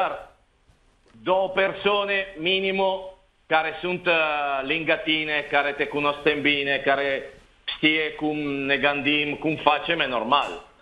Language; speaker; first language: Romanian; non-native, fluent; Italian